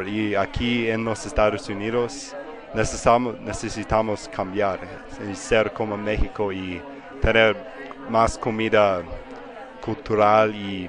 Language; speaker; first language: Spanish; non-native, learner; English